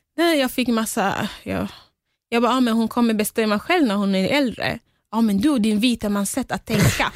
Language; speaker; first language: Swedish; early bilingual, other home language; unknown